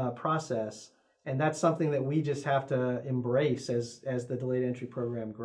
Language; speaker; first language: English; native; English